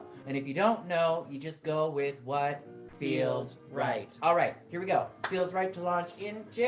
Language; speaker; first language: English; native; English